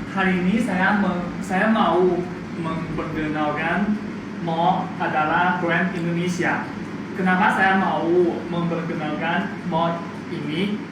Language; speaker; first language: Indonesian; non-native, fluent; Chinese